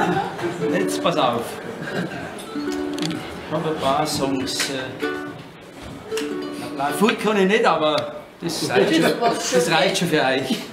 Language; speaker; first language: German; native; German